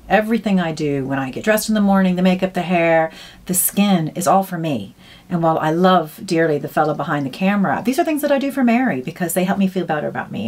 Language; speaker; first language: English; native; English